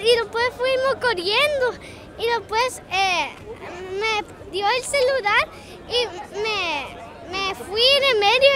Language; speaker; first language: Spanish; early bilingual, heritage; Spanish